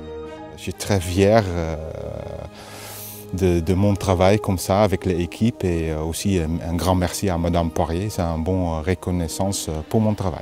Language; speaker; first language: French; non-native, fluent; Dutch